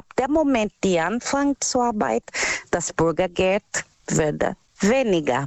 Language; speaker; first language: German; non-native, learner; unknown